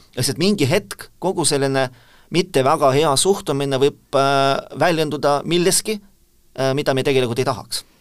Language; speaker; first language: Estonian; non-native, local second language; Russian